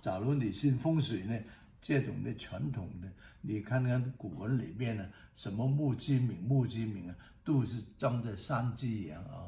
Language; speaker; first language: Chinese; non-native, local second language; Cantonese